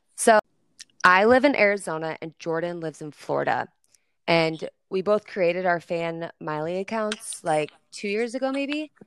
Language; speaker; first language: English; native; English